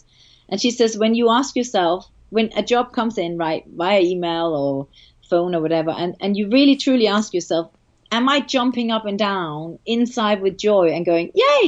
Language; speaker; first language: English; non-native, fluent; Danish